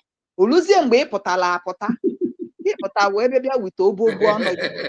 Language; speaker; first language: Igbo; native; Igbo